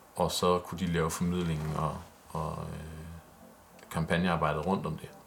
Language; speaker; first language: Danish; native; Danish